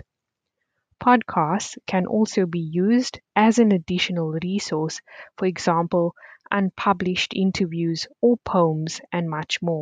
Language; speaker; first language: English; native; English